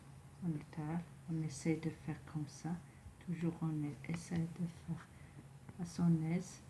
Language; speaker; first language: French; non-native, local second language; Arabic